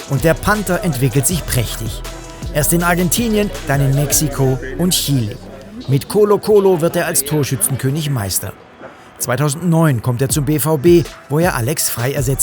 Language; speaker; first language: German; native; German